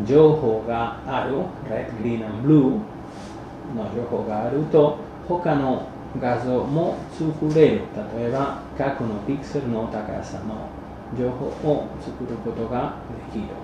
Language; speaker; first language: Japanese; non-native, fluent; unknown